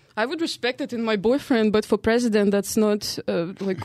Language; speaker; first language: English; non-native, fluent; Uzbek